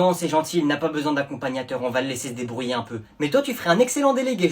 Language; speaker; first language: French; native; French